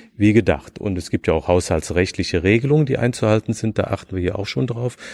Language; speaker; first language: German; native; German